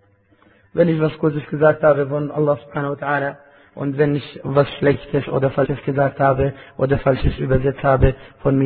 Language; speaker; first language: German; non-native, fluent; Arabic